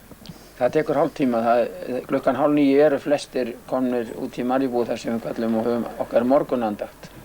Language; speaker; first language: Icelandic; native; Icelandic